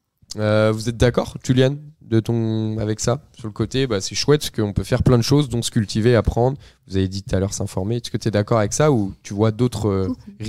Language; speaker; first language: French; native; French